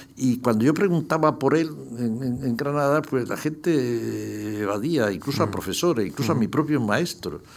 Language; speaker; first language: Spanish; native; Spanish